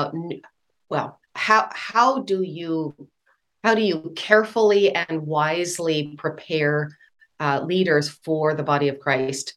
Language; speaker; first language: English; native; English